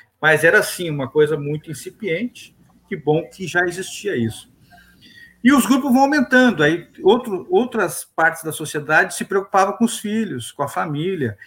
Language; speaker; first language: Portuguese; native; Portuguese